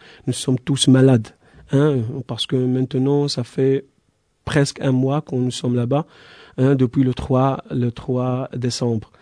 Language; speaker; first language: French; non-native, fluent; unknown